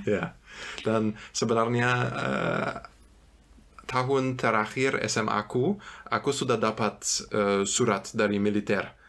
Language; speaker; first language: Indonesian; non-native, fluent; German